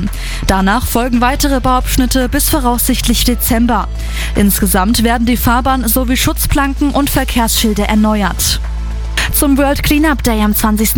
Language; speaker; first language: German; native; German